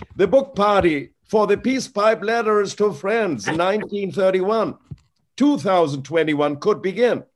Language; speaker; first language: English; non-native, fluent; German